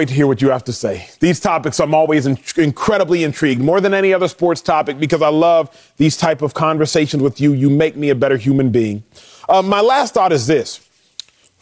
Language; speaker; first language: English; native; English